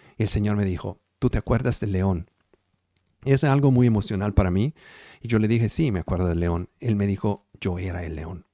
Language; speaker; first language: Spanish; non-native, fluent; Italian